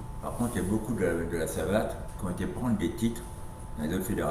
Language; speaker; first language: French; native; French